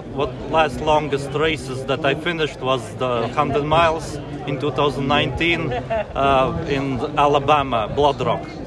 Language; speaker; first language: English; non-native, fluent; Latvian